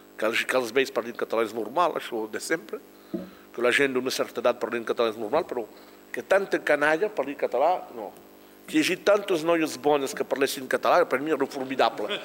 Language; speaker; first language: Catalan; non-native, local second language; French